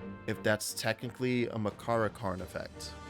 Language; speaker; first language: English; native; English